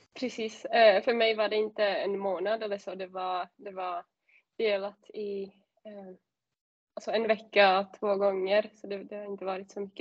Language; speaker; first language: Swedish; non-native, fluent; Czech